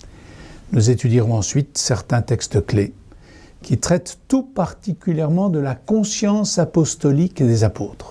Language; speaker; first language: French; native; French